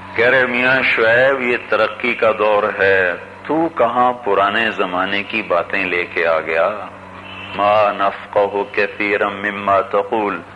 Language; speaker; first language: Urdu; non-native, local second language; Punjabi